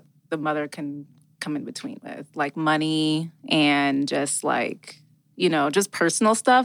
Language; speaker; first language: English; native; English